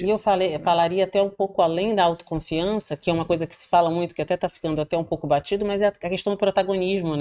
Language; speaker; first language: Portuguese; native; Portuguese